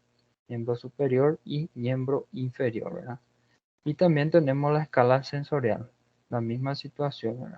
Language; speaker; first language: Spanish; non-native, fluent; Portuguese